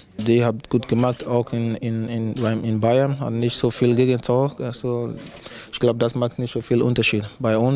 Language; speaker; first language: German; non-native, fluent; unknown